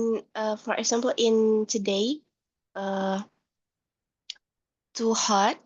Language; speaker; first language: English; non-native, learner; Indonesian